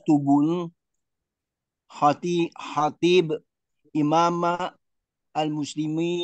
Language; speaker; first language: Arabic; non-native, learner; Indonesian